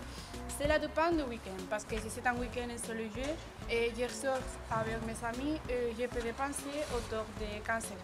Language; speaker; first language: French; non-native, learner; Spanish